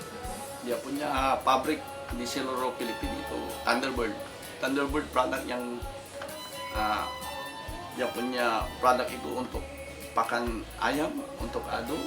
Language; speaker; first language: Indonesian; non-native, local second language; Tetum